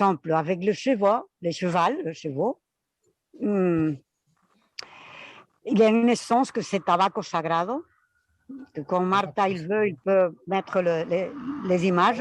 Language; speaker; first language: French; non-native, fluent; Spanish